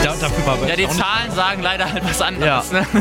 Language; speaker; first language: German; native; German